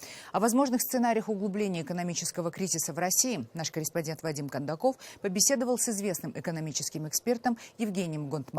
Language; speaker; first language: Russian; native; Russian